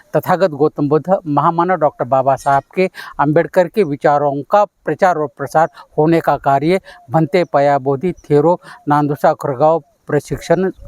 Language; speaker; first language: Hindi; non-native, local second language; Marathi